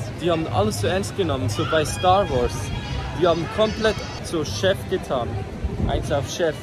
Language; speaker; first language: German; native; German